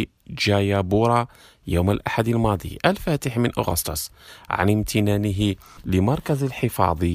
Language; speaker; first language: Arabic; non-native, fluent; Indonesian